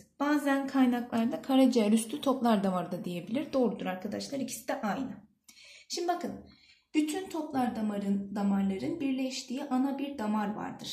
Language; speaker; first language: Turkish; native; Turkish